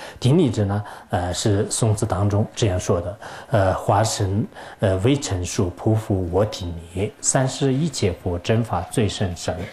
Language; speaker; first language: Chinese; non-native, local second language; Tibetan